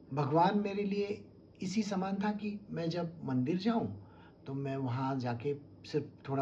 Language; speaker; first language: Hindi; non-native, local second language; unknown